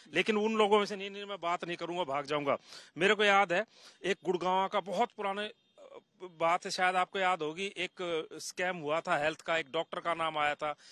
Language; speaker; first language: Hindi; native; Hindi